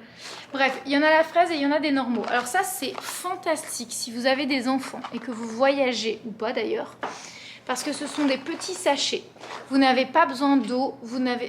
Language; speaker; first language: French; native; French